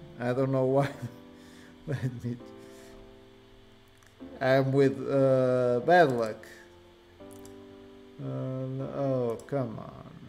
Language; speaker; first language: English; non-native, learner; Portuguese